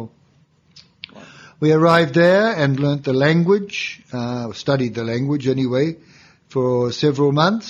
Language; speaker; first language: English; native; English